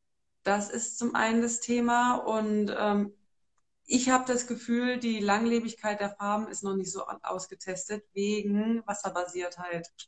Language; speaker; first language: German; native; German